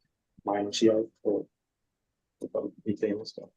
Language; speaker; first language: Japanese; non-native, learner; English